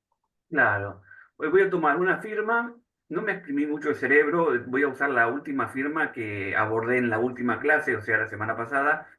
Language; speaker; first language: Spanish; native; Spanish